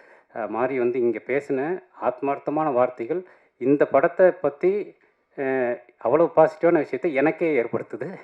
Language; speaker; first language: Tamil; native; Tamil